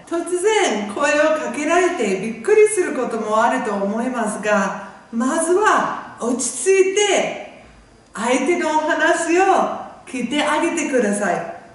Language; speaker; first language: Japanese; non-native, fluent; English